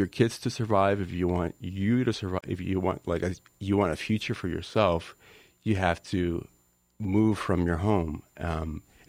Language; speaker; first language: English; non-native, fluent; Spanish